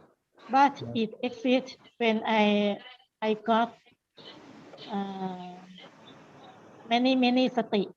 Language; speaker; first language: English; non-native, learner; Thai